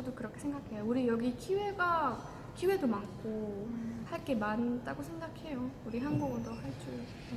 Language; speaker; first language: Korean; non-native, fluent; Estonian